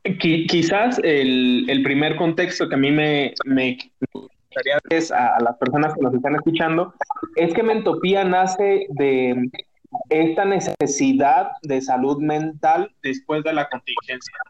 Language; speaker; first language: Spanish; native; Spanish